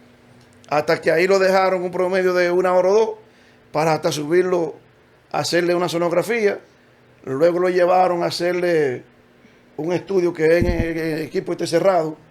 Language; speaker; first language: Spanish; native; Spanish